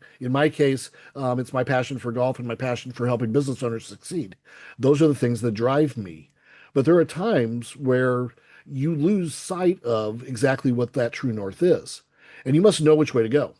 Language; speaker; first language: English; native; English